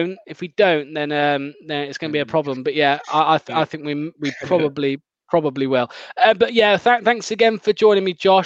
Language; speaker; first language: English; native; English